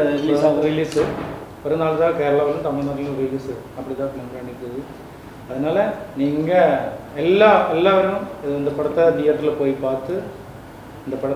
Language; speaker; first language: Tamil; non-native, learner; Malayalam